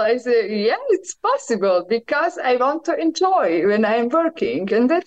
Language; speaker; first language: English; non-native, learner; Croatian